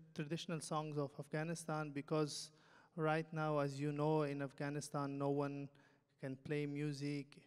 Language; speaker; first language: English; non-native, fluent; Persian